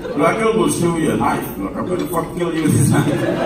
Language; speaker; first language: English; non-native, fluent; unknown